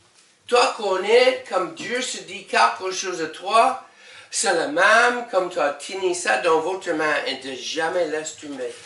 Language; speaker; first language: French; non-native, learner; English